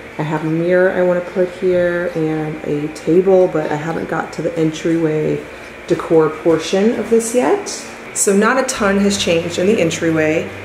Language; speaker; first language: English; native; English